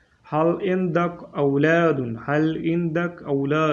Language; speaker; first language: Arabic; non-native, fluent; Urdu